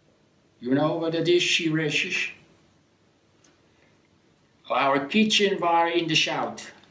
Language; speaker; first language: English; non-native, learner; Dutch